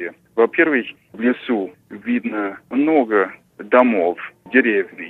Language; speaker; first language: Russian; non-native, fluent; English